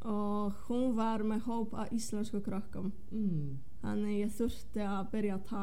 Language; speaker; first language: Icelandic; non-native, fluent; Polish